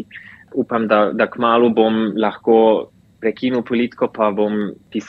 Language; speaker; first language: Slovenian; early bilingual, heritage; English